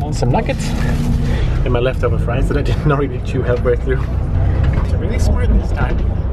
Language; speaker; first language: English; non-native, fluent; Dutch